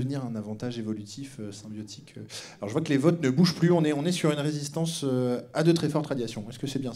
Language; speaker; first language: French; native; French